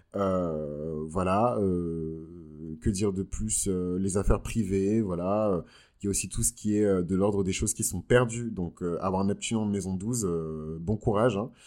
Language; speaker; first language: French; native; French